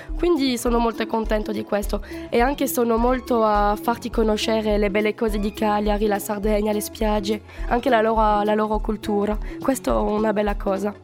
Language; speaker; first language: Italian; non-native, learner; French